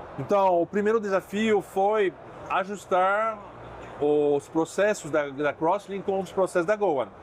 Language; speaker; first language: Portuguese; non-native, fluent; French